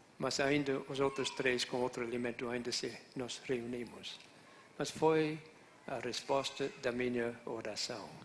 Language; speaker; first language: Portuguese; non-native, fluent; English